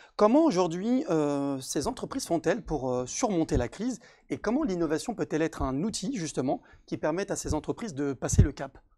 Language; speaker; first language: French; native; French